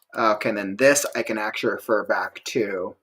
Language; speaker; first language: English; native; English